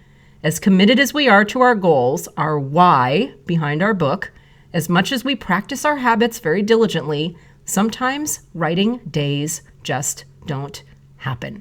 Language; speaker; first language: English; native; English